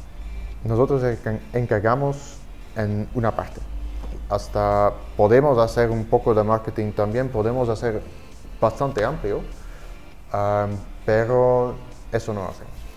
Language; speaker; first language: Spanish; non-native, fluent; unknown